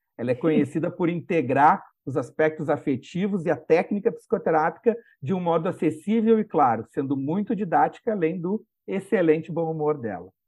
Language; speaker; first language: Portuguese; native; Portuguese